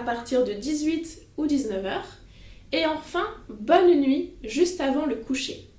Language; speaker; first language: French; native; French